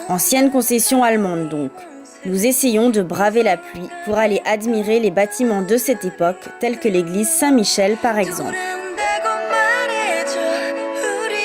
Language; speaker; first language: French; native; French